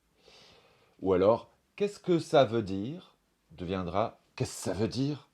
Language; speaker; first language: French; native; French